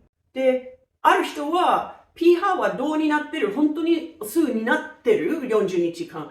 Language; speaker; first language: Japanese; non-native, fluent; English